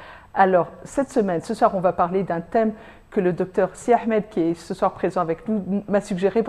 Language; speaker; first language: French; native; French